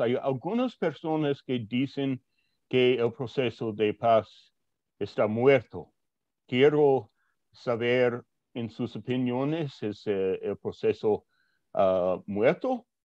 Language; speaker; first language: Spanish; non-native, fluent; English